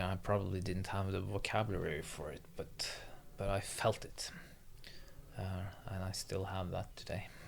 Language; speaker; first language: English; non-native, fluent; Norwegian